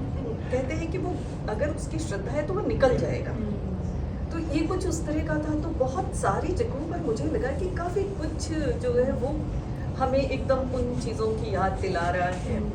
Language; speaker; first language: Hindi; native; Hindi